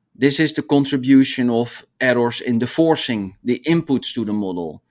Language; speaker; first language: English; non-native, fluent; Dutch